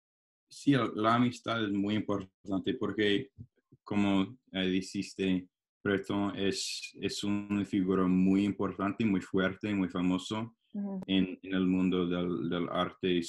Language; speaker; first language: Spanish; non-native, learner; English